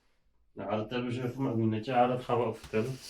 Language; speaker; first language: Dutch; native; Dutch